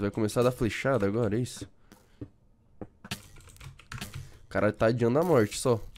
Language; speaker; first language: Portuguese; native; Portuguese